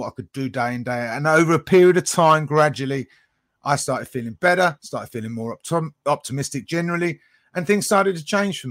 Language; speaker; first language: English; native; English